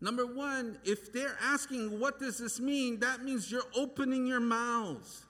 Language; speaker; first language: English; native; English